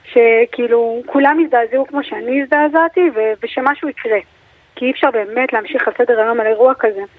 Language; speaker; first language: Hebrew; native; Hebrew